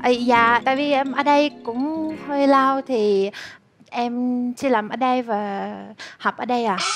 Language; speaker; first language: Vietnamese; non-native, fluent; Russian